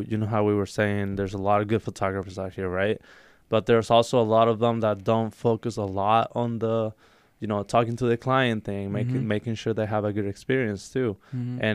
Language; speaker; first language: English; non-native, fluent; Spanish